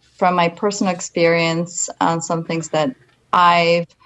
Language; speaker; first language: English; non-native, fluent; Polish